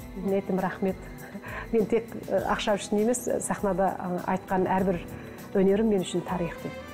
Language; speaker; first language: Kazakh; early bilingual, heritage; Kazakh